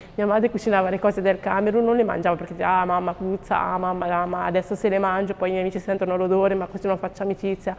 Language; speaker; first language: Italian; early bilingual, other home language; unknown